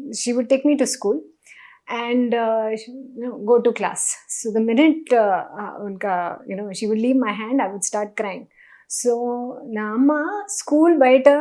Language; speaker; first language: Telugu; non-native, learner; Hindi